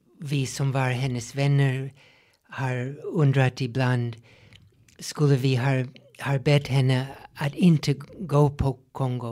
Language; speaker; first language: Swedish; non-native, fluent; English